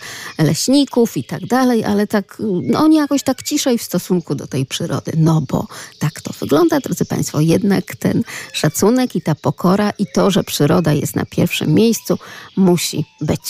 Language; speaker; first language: Polish; native; Polish